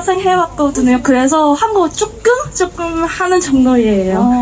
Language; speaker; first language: Korean; non-native, fluent; Cantonese